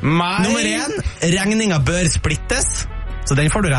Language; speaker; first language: Norwegian; native; Norwegian